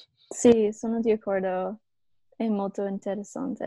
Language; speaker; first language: Italian; non-native, learner; English